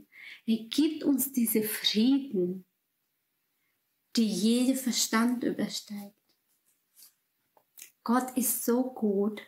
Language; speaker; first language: German; non-native, fluent; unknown